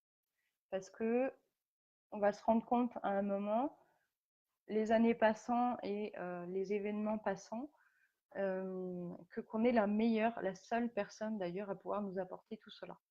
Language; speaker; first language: French; native; French